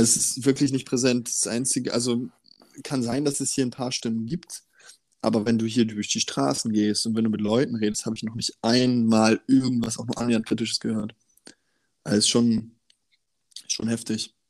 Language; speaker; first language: German; native; German